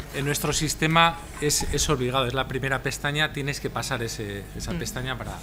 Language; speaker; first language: Spanish; native; Spanish